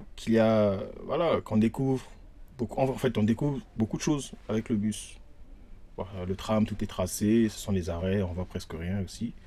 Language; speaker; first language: French; non-native, local second language; Lingala